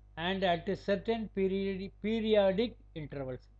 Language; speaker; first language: English; non-native, local second language; Tamil